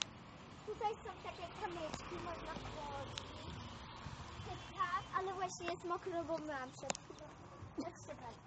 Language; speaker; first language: Polish; early bilingual, heritage; Polish